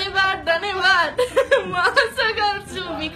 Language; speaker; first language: Nepali; non-native, learner; English